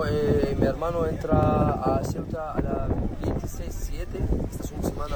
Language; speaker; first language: Spanish; non-native, learner; Arabic